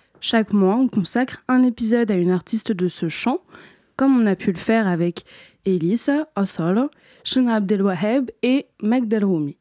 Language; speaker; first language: French; native; French